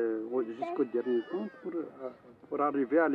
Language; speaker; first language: French; non-native, local second language; Arabic